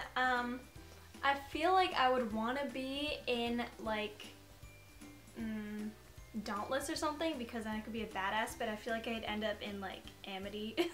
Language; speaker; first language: English; native; English